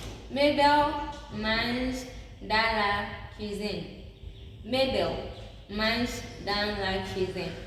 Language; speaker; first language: French; non-native, fluent; English